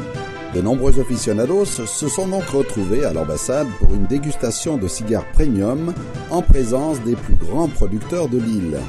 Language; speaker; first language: French; native; French